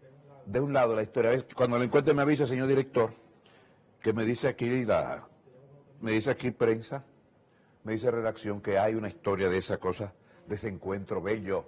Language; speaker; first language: Spanish; native; Spanish